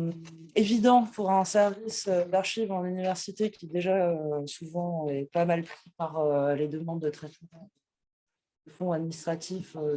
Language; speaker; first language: French; native; French